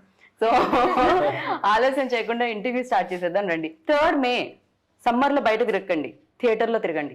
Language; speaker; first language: Telugu; native; Telugu